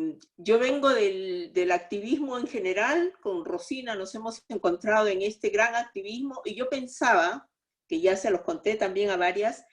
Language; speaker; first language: Spanish; native; Spanish